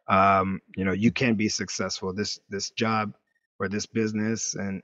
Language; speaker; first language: English; native; English